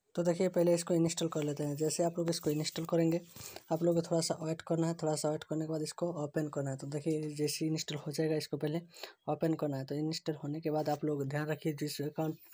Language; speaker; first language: Hindi; native; Hindi